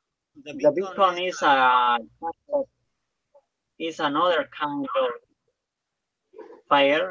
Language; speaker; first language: English; non-native, learner; Spanish